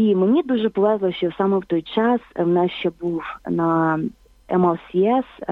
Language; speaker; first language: Ukrainian; native; Ukrainian